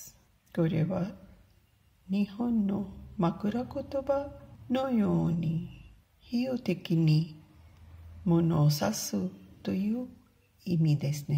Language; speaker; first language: Japanese; non-native, fluent; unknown